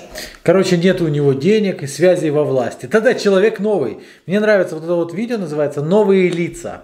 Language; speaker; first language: Russian; native; Russian